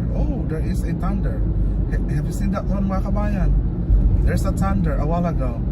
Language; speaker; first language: English; non-native, local second language; Filipino